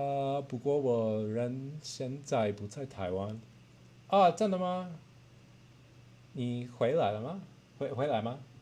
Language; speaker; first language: Chinese; non-native, learner; English